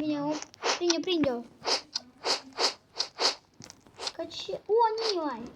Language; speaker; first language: Romanian; early bilingual, heritage; Romanian